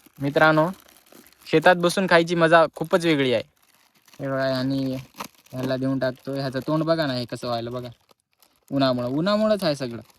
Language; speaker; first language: Marathi; non-native, local second language; Lambadi